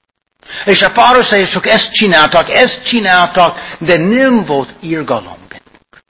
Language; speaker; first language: Hungarian; non-native, fluent; English